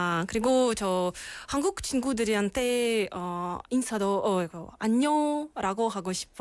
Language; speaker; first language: Korean; non-native, learner; Russian